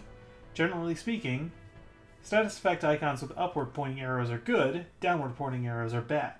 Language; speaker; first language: English; native; English